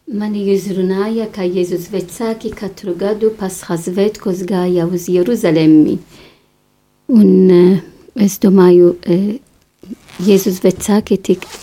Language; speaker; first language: Latvian; non-native, fluent; Maltese